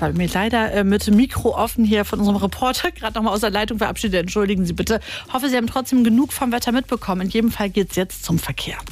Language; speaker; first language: German; native; German